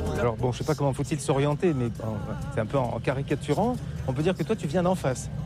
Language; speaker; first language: French; native; French